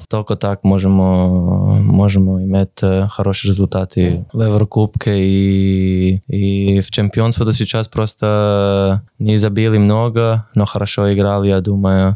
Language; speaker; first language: Russian; non-native, learner; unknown